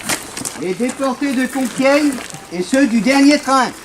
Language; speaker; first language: French; native; French